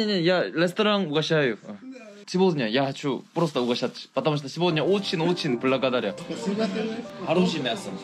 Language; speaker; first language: Russian; non-native, learner; Korean